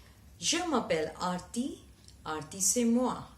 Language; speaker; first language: French; non-native, fluent; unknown